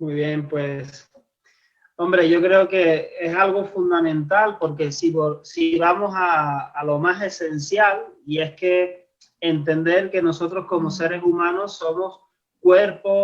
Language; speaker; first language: Spanish; native; Spanish